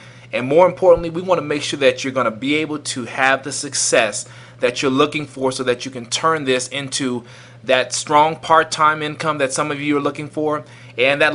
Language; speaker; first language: English; native; English